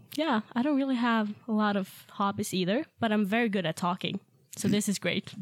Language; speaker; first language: English; non-native, fluent; Swedish